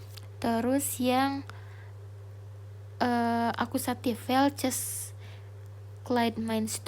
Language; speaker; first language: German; non-native, fluent; Indonesian